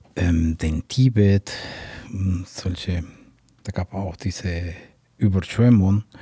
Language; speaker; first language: German; non-native, fluent; Spanish